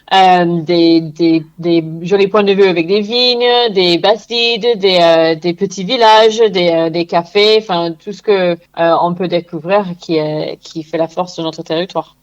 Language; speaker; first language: French; non-native, fluent; English